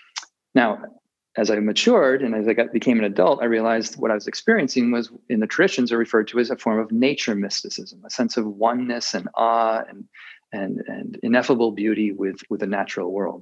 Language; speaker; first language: English; native; English